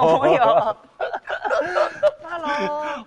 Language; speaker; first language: Chinese; non-native, learner; Japanese